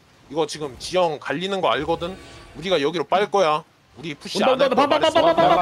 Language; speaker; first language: Korean; native; Korean